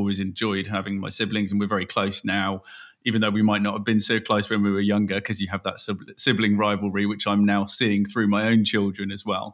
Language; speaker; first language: English; native; English